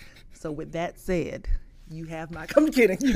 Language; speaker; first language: English; native; English